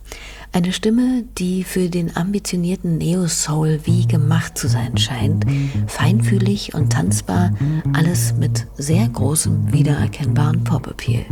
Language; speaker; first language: German; native; German